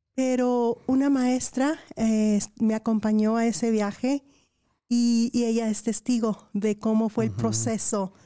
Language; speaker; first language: Spanish; native; Spanish